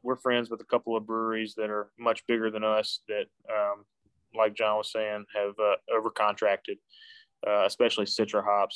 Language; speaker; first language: English; native; English